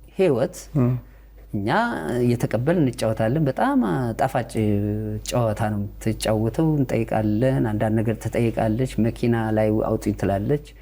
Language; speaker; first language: Amharic; native; Amharic